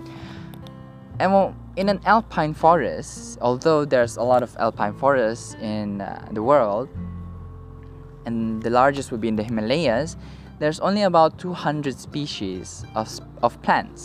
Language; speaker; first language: English; non-native, local second language; Malay